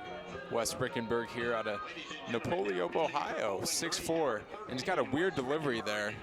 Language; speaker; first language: English; native; English